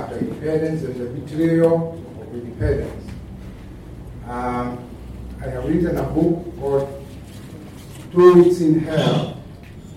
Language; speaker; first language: English; non-native, local second language; Kikuyu